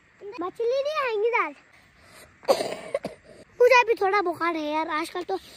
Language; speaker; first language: Hindi; non-native, local second language; Khowar